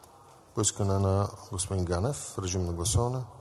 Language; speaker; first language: Bulgarian; native; Bulgarian